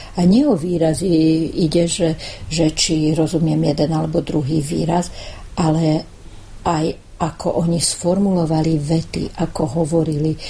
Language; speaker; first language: Slovak; early bilingual, heritage; Slovak